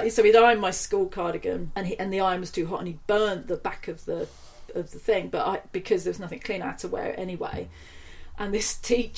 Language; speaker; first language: English; native; English